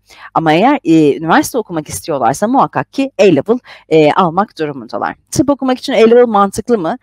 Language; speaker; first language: Turkish; native; Turkish